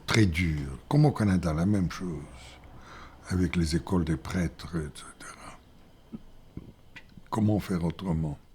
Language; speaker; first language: French; non-native, fluent; Bulgarian